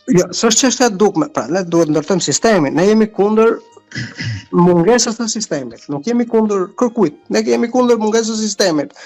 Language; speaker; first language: Albanian; native; Albanian